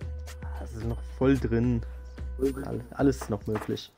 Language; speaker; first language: German; native; German